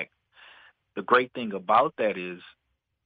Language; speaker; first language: English; native; English